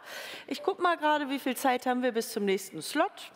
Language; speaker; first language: German; native; German